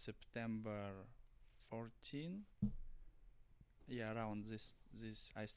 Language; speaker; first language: English; non-native, learner; Russian